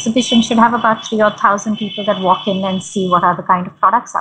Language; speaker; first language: English; non-native, local second language; Hindi